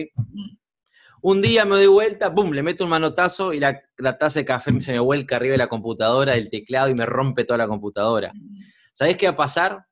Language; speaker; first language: Spanish; native; Spanish